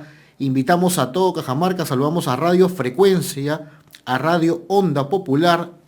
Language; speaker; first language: Spanish; native; Spanish